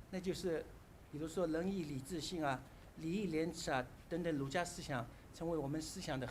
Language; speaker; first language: Chinese; native; Chinese